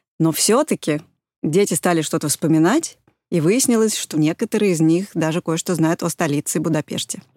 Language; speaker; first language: Russian; native; Russian